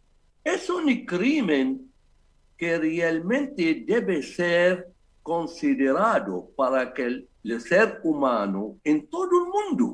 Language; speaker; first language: Spanish; non-native, fluent; Arabic